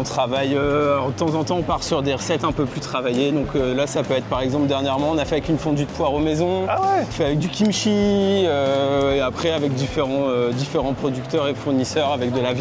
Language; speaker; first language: French; native; French